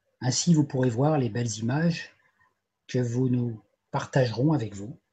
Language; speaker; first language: French; native; French